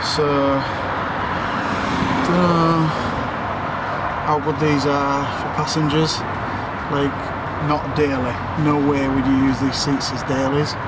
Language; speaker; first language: English; native; English